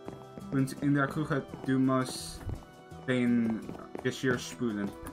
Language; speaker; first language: German; non-native, learner; English